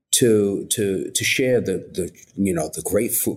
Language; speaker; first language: English; native; English